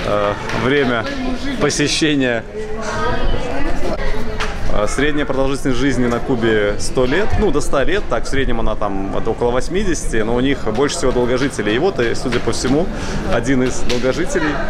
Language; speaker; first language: Russian; native; Russian